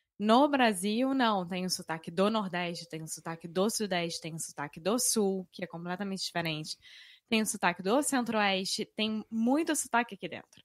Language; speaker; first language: Portuguese; native; Portuguese